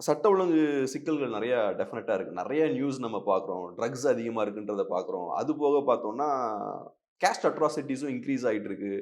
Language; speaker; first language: Tamil; native; Tamil